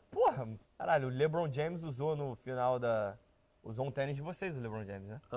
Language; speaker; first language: Portuguese; native; Portuguese